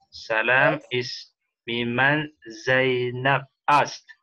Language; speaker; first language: Persian; non-native, learner; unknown